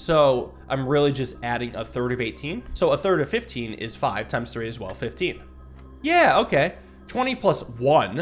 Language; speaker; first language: English; native; English